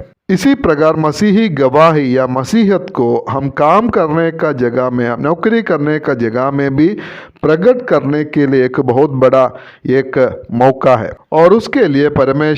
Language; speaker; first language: Hindi; non-native, local second language; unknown